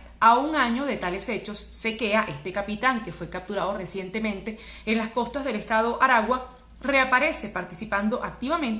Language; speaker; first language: Spanish; native; Spanish